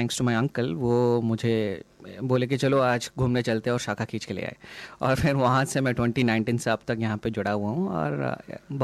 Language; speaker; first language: Hindi; non-native, local second language; Odia